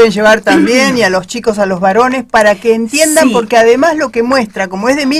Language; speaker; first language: Spanish; native; Spanish